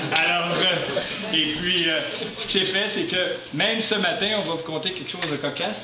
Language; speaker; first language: French; native; French